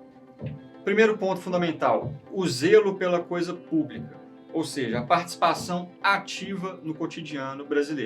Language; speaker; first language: Portuguese; native; Portuguese